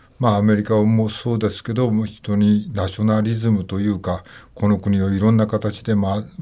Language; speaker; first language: Japanese; native; Japanese